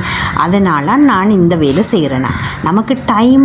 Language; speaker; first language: Tamil; native; Tamil